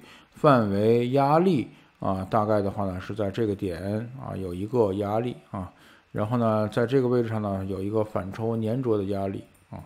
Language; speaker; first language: Chinese; native; Chinese